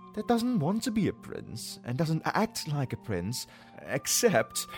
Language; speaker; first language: English; non-native, fluent; Dutch